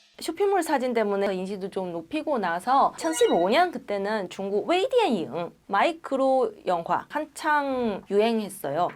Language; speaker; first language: Korean; non-native, fluent; Chinese